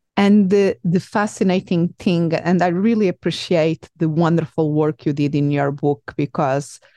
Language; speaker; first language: English; non-native, fluent; Portuguese